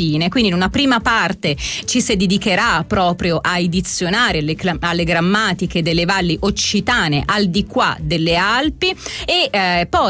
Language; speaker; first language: Italian; native; Italian